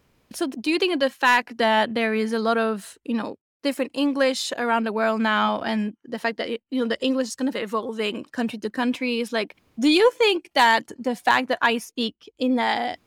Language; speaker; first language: English; non-native, fluent; French